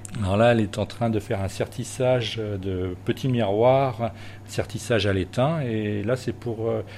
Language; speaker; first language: French; native; French